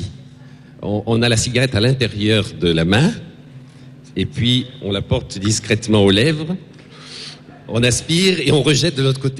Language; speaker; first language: French; native; French